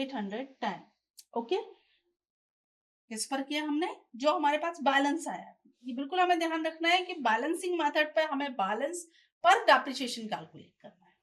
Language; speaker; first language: Hindi; native; Hindi